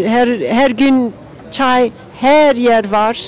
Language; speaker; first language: Turkish; non-native, learner; English